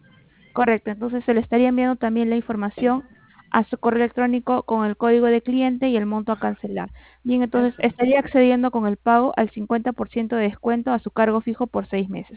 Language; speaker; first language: Spanish; native; Spanish